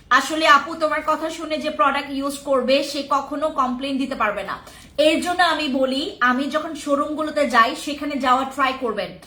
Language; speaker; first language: Bangla; non-native, local second language; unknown